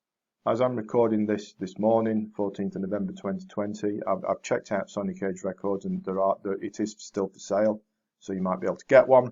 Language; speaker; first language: English; native; English